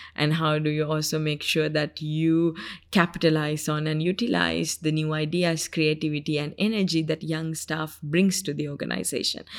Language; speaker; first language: English; non-native, local second language; Sinhala